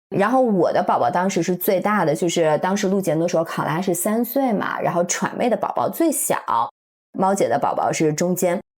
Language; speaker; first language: Chinese; native; Chinese